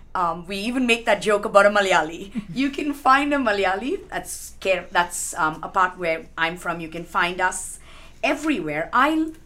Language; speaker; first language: English; non-native, local second language; Malayalam